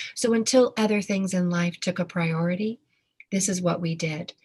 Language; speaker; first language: English; native; English